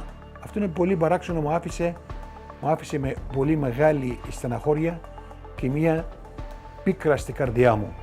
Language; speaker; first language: Greek; non-native, local second language; Turkish